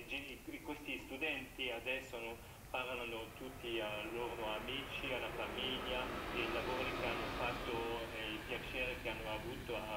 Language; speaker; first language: Italian; non-native, learner; French